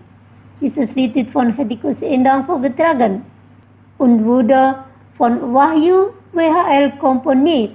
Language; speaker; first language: German; non-native, fluent; Indonesian